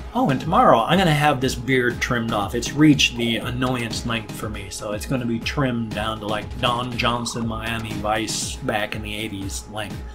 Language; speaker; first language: English; native; English